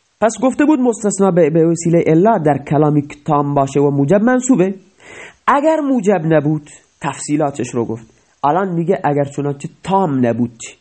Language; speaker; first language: Persian; non-native, local second language; Baluchi